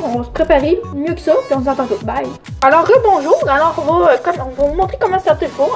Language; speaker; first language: French; native; French